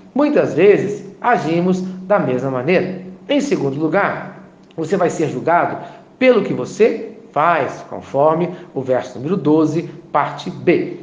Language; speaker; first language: Portuguese; native; Portuguese